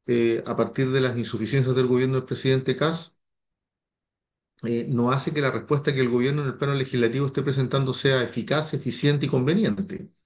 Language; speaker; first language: Spanish; native; Spanish